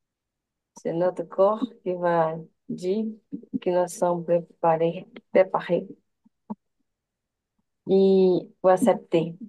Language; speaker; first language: French; non-native, learner; Portuguese